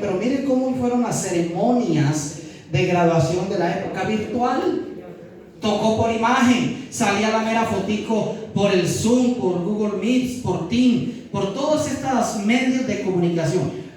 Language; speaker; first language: Spanish; native; Spanish